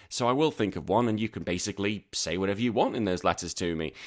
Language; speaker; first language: English; native; English